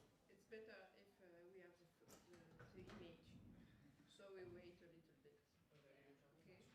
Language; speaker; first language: English; non-native, learner; French